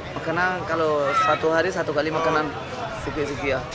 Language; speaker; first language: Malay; non-native, learner; Rohingya